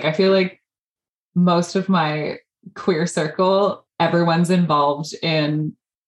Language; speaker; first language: English; native; English